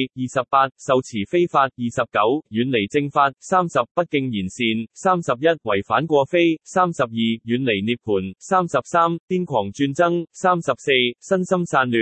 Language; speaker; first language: Chinese; non-native, local second language; Cantonese